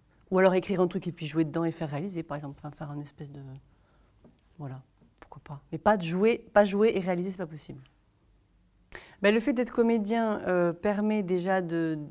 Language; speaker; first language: French; native; French